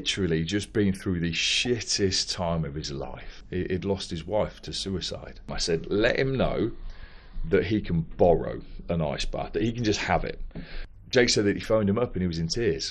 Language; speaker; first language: English; native; English